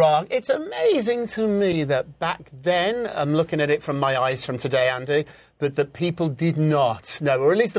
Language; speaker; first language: English; native; English